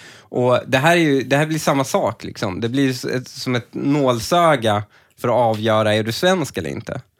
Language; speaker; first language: Swedish; early bilingual, other home language; Persian